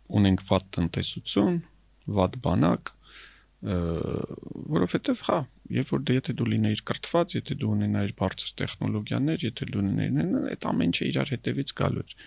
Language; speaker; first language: Armenian; native; Armenian